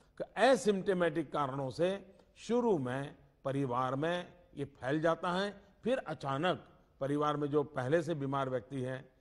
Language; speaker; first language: Hindi; non-native, local second language; Gujarati